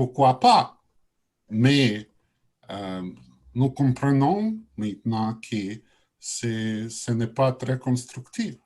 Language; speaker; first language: French; non-native, learner; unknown